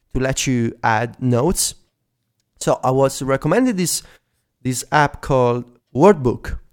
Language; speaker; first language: English; non-native, fluent; Italian